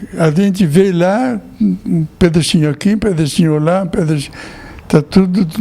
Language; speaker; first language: Portuguese; non-native, fluent; Italian